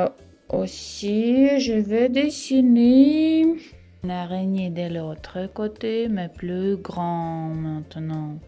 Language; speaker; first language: French; non-native, fluent; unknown